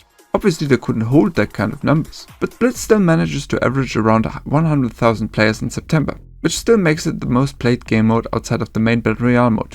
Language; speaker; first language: English; non-native, fluent; German